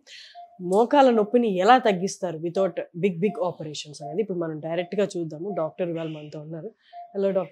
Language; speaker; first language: Telugu; native; Telugu